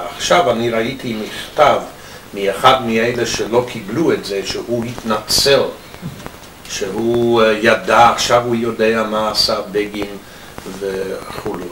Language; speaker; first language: Hebrew; non-native, fluent; English